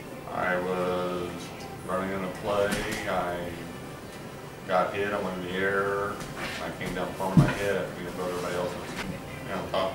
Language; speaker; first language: English; native; English